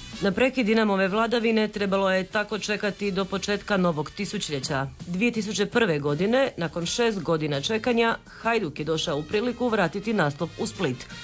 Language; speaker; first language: Croatian; native; Croatian